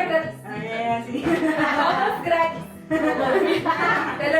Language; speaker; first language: Spanish; non-native, learner; Filipino